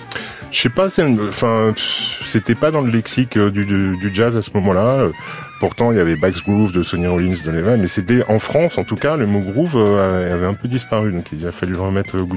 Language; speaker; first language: French; native; French